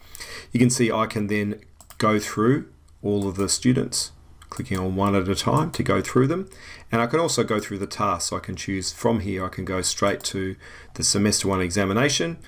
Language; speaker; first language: English; native; English